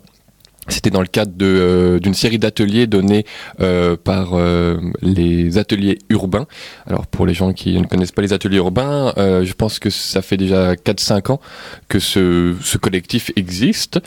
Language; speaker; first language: French; native; French